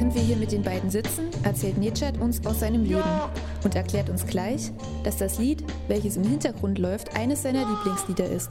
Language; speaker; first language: German; native; German